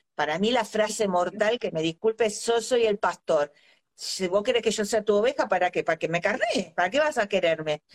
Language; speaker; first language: Spanish; native; Spanish